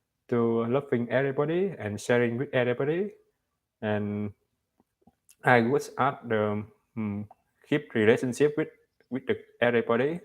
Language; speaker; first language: English; non-native, learner; Vietnamese